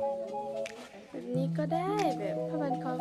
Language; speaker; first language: Thai; native; Thai